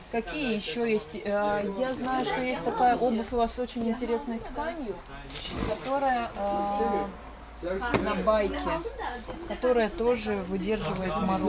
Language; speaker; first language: Russian; native; Russian